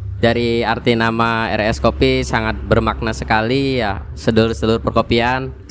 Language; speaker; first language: Indonesian; native; Indonesian